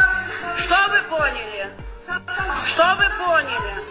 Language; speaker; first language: Russian; non-native, fluent; Armenian